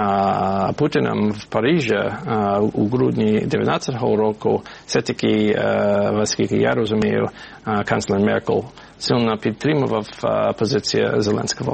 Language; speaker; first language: Ukrainian; non-native, learner; English